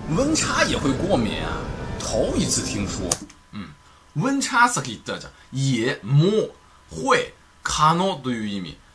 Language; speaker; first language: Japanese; non-native, fluent; Chinese